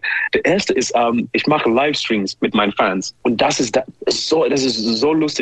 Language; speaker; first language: German; non-native, learner; English